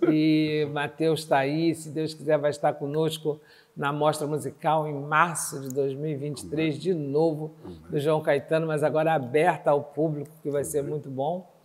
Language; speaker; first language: Portuguese; native; Portuguese